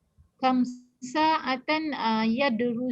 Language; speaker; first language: Arabic; non-native, learner; Malay